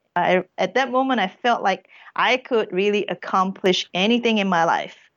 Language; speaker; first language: English; early bilingual, other home language; Korean